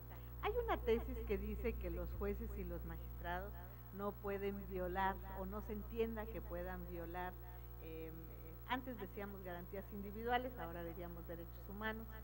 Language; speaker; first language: Spanish; native; Spanish